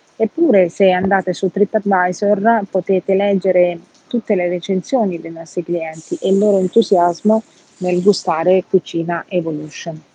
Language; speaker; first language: Italian; native; Italian